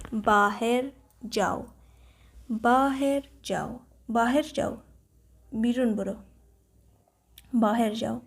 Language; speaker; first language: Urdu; non-native, fluent; Persian